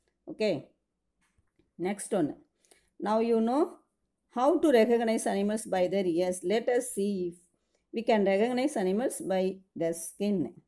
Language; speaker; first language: English; non-native, local second language; Tamil